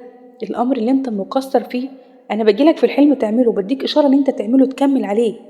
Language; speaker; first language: Arabic; native; Arabic